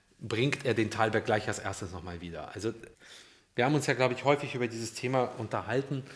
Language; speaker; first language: German; early bilingual, other home language; Russian